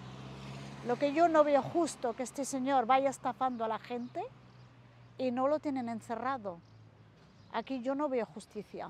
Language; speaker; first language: Spanish; native; Spanish